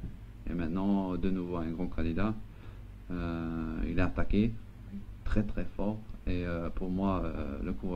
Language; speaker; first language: French; non-native, local second language; Luxembourgish